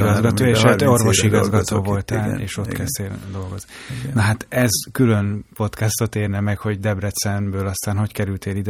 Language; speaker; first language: Hungarian; native; Hungarian